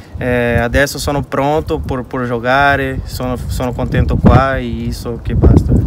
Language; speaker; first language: Italian; non-native, learner; Portuguese